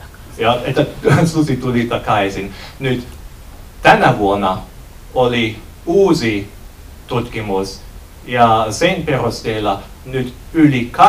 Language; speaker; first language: Finnish; non-native, learner; German